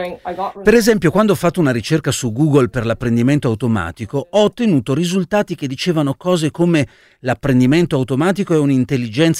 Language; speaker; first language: Italian; native; Italian